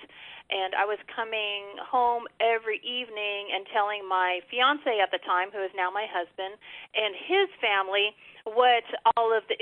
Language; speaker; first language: English; native; English